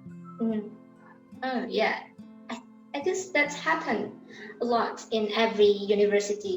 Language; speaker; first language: English; non-native, learner; Indonesian